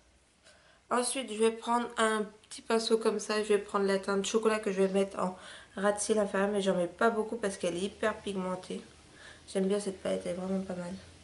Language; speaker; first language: French; native; French